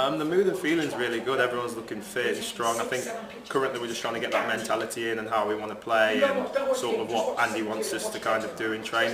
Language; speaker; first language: English; early bilingual, other home language; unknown